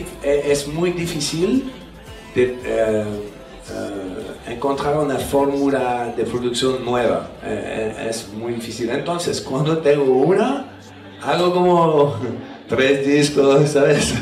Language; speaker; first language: Spanish; non-native, fluent; French